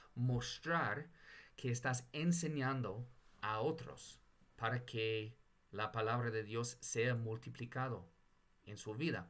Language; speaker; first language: Spanish; non-native, fluent; English